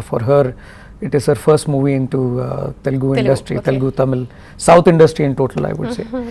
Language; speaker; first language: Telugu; non-native, learner; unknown